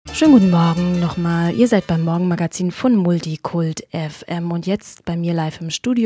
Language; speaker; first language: German; native; German